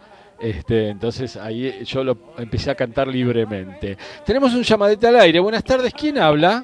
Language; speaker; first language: Spanish; native; Spanish